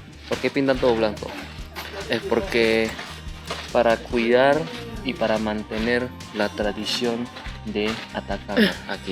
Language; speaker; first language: Spanish; non-native, fluent; Indonesian